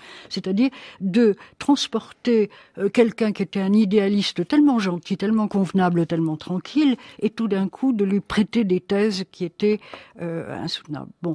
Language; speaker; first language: French; native; French